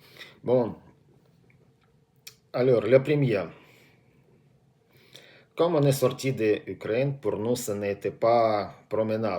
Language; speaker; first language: French; non-native, learner; Russian